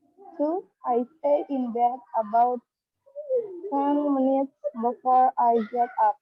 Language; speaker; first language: English; non-native, learner; Indonesian